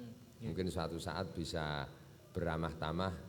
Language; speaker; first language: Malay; non-native, local second language; Javanese